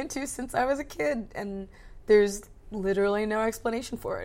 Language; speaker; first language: English; native; English